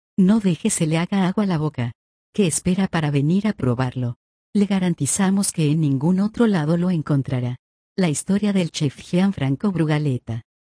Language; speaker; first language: Spanish; native; Spanish